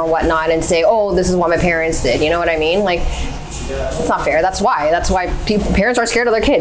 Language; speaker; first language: English; native; English